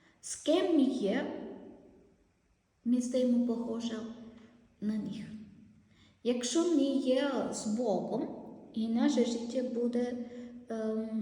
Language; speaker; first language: Ukrainian; non-native, learner; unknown